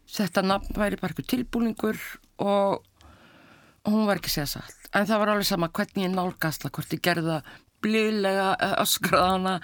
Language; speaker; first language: Icelandic; native; Icelandic